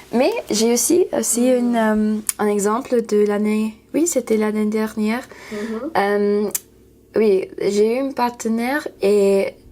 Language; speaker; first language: French; non-native, learner; English